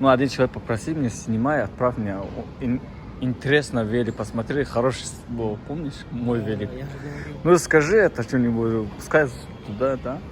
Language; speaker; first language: Russian; non-native, learner; Tajik